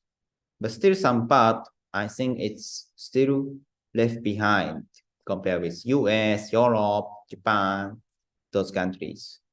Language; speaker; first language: English; non-native, learner; Japanese